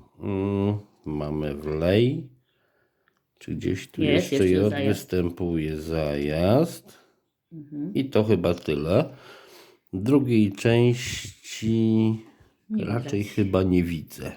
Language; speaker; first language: Polish; native; Polish